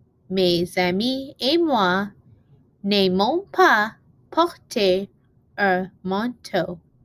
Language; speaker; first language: French; non-native, learner; English